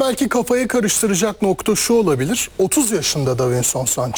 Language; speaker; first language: Turkish; native; Turkish